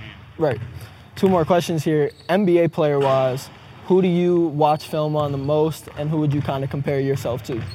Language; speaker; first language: English; native; English